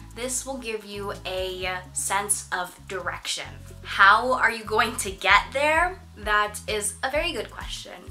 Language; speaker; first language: English; native; English